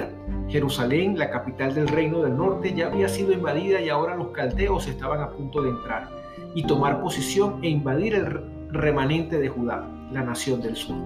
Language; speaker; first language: Spanish; native; Spanish